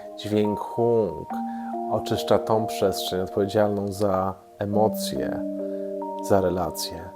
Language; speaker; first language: Polish; native; Polish